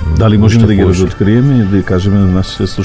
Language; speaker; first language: Macedonian; native; Macedonian